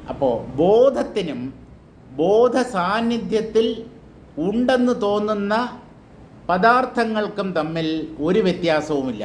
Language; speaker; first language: Malayalam; native; Malayalam